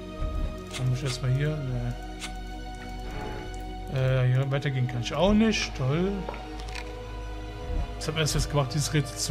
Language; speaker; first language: German; native; German